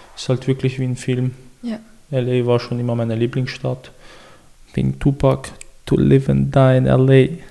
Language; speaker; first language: German; early bilingual, other home language; Chechen